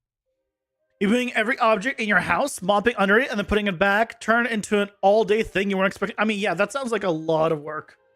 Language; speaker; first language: English; native; English